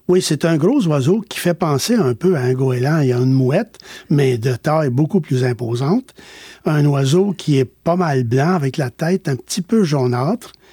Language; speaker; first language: French; native; French